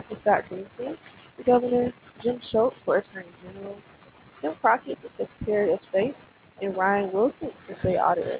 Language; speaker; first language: English; native; English